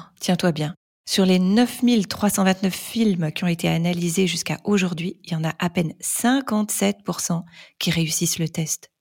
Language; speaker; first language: French; native; French